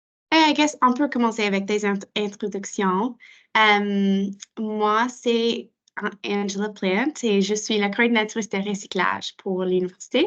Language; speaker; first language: French; non-native, local second language; English